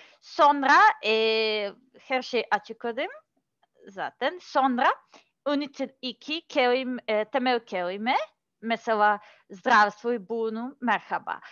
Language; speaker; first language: Turkish; non-native, learner; Russian